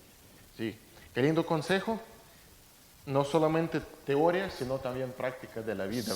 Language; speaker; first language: Spanish; non-native, fluent; Russian